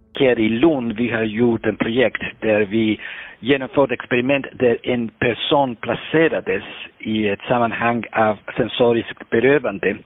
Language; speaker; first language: Swedish; non-native, fluent; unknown